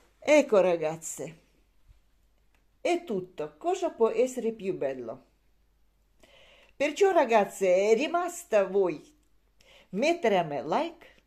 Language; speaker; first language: Italian; non-native, learner; Russian